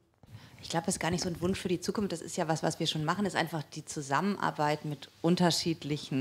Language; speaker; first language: German; native; German